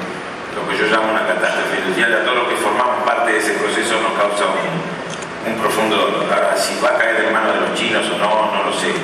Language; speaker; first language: Spanish; native; Spanish